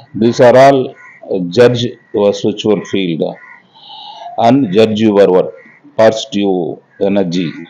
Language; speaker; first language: English; non-native, local second language; Tamil